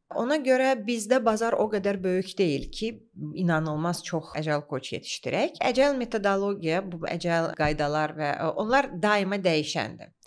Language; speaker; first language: Azerbaijani; native; Azerbaijani